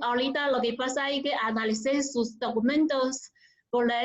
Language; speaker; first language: Spanish; non-native, learner; Chinese